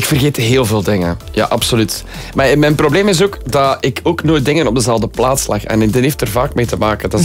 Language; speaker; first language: Dutch; native; Dutch